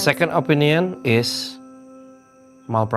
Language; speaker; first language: English; non-native, learner; Indonesian